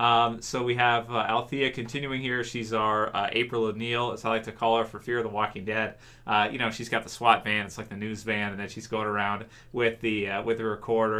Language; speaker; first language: English; native; English